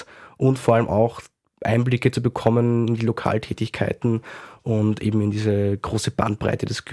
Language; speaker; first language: German; native; German